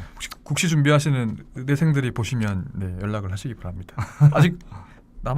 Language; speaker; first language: Korean; native; Korean